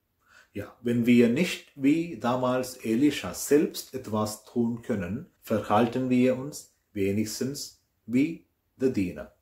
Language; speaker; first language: German; non-native, fluent; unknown